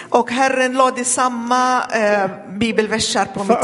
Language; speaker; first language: Swedish; non-native, fluent; Arabic